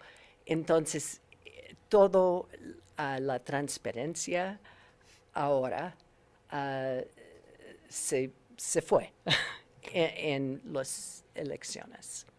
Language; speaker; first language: Spanish; non-native, learner; English